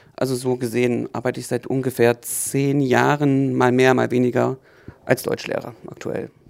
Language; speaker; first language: German; native; German